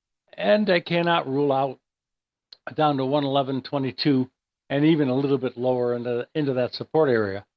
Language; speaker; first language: English; native; English